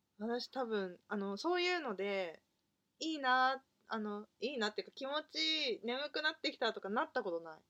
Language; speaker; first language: Japanese; native; Japanese